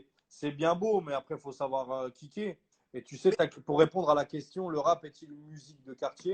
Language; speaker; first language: French; native; French